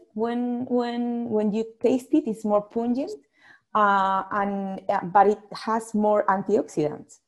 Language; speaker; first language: English; non-native, fluent; Spanish